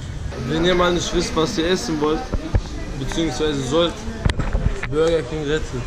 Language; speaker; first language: German; early bilingual, other home language; Turkish